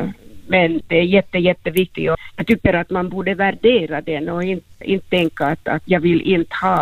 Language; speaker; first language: Swedish; non-native, local second language; Finnish